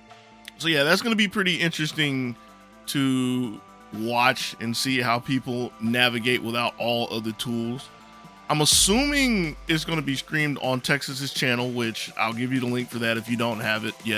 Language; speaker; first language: English; native; English